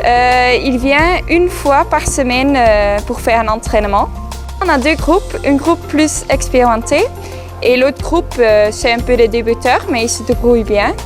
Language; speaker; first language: French; non-native, local second language; Dutch